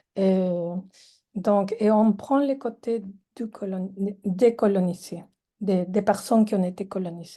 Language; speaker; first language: French; non-native, fluent; Spanish